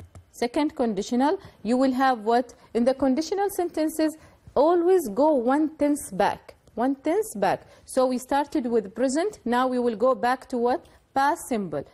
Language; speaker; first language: English; non-native, fluent; Arabic